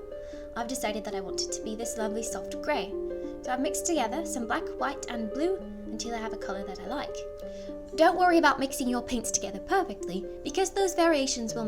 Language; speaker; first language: English; native; English